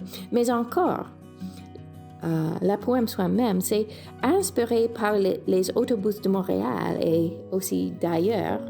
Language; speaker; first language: French; non-native, fluent; English